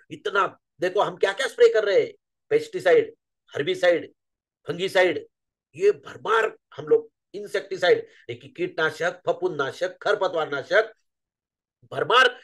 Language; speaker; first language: Hindi; non-native, local second language; Marathi